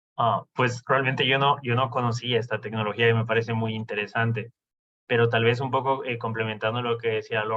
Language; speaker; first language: Spanish; native; Spanish